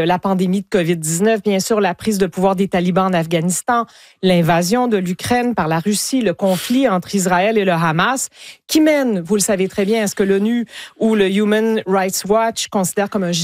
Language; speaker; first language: French; native; French